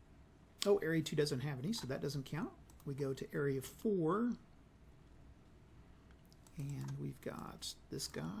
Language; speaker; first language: English; native; English